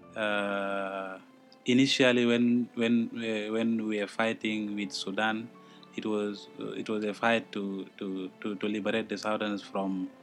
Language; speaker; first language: English; non-native, fluent; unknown